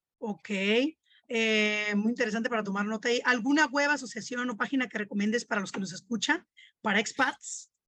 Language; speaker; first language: Spanish; native; Spanish